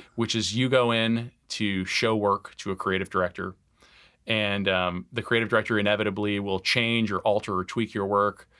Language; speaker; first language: English; native; English